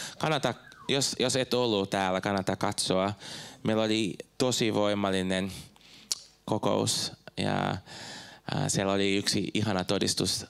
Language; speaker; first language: Finnish; non-native, fluent; Portuguese